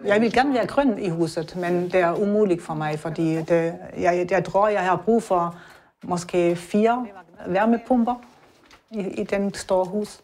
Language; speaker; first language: Danish; non-native, learner; German